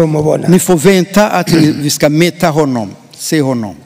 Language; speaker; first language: Swedish; non-native, fluent; Rundi